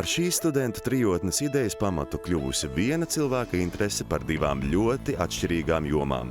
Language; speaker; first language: Latvian; native; Latvian